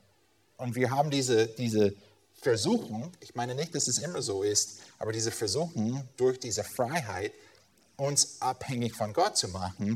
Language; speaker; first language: German; non-native, fluent; English